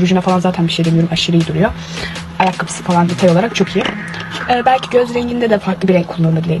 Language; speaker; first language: Turkish; native; Turkish